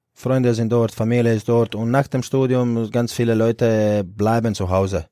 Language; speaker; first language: German; non-native, fluent; Croatian